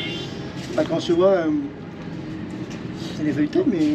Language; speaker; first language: French; native; French